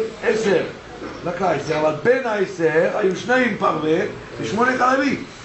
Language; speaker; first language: Hebrew; non-native, fluent; French